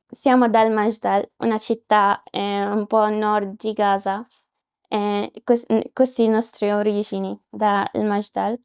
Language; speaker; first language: Italian; non-native, learner; Arabic